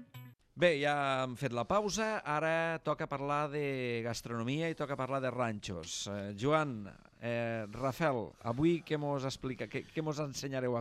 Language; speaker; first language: Catalan; native; Catalan